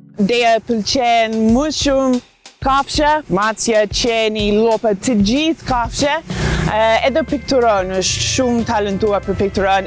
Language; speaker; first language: Albanian; non-native, learner; English